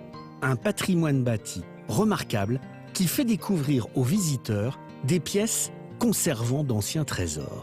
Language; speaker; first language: French; native; French